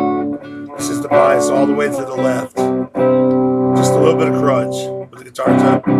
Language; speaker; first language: English; native; English